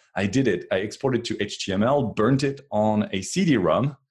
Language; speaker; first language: English; non-native, fluent; French